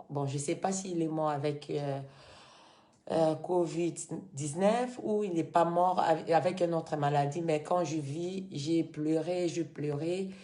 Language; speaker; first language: French; non-native, fluent; Lingala